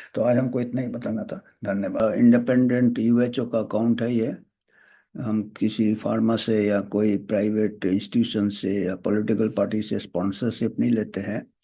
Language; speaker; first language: Hindi; non-native, local second language; Bangla